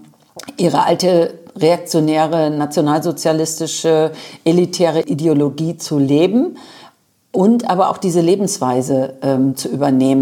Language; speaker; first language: German; native; German